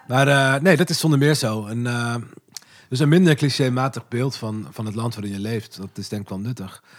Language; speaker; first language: Dutch; native; Dutch